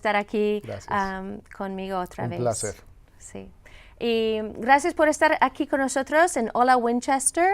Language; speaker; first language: Spanish; non-native, fluent; English